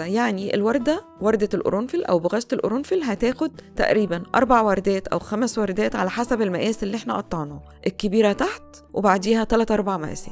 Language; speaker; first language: Arabic; native; Arabic